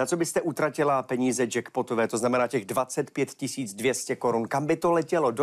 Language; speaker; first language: Czech; native; Czech